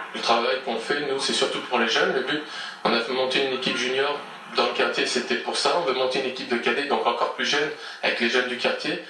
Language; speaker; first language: French; native; French